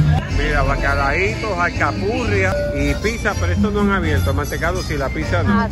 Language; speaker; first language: Spanish; native; Spanish